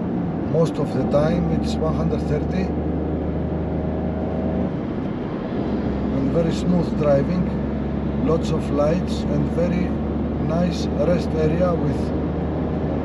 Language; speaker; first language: English; non-native, learner; Greek